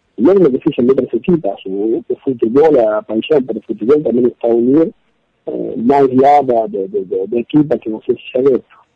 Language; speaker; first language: Portuguese; non-native, learner; Spanish